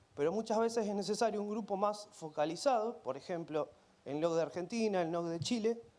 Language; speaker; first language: Spanish; native; Spanish